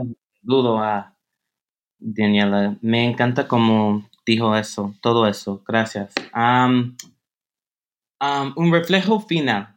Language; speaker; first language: Spanish; non-native, fluent; English